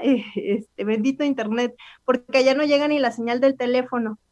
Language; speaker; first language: Spanish; native; Spanish